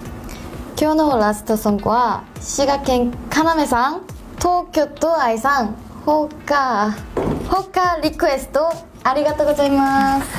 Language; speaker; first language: Japanese; non-native, learner; Korean